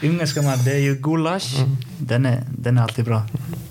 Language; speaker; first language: Swedish; non-native, fluent; Icelandic